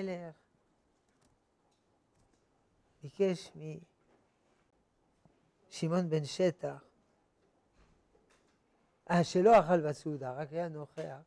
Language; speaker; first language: Hebrew; non-native, fluent; French